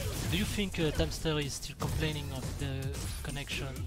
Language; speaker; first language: English; non-native, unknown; French